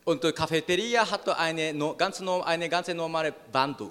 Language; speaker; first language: German; non-native, learner; Japanese